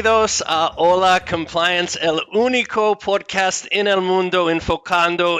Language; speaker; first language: Spanish; non-native, fluent; English